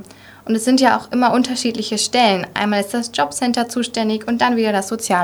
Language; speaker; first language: German; native; German